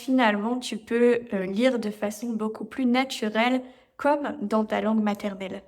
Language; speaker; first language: French; native; French